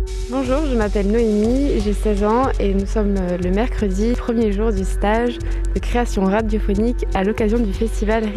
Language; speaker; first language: French; native; French